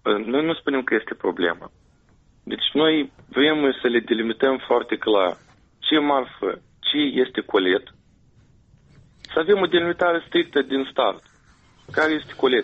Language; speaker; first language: Romanian; native; Romanian